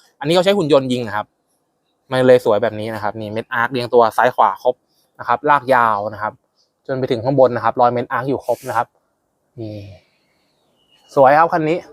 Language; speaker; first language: Thai; native; Thai